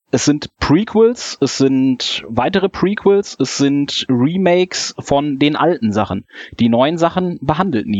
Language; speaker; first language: German; native; German